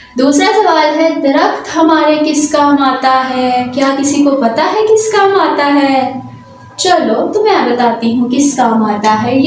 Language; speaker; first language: Urdu; non-native, local second language; Punjabi